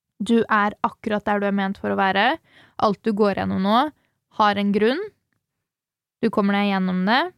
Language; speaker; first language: Norwegian; early bilingual, other home language; Swedish